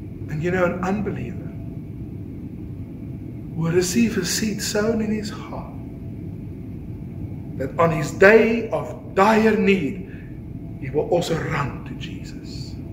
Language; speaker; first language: English; non-native, local second language; Afrikaans